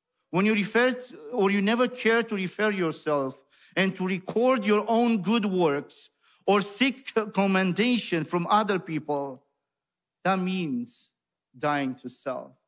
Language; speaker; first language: English; non-native, fluent; Romanian